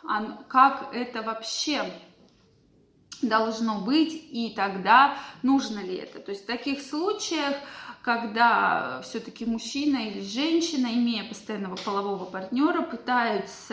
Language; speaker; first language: Russian; native; Russian